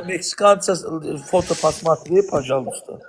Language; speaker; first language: Russian; non-native, learner; Azerbaijani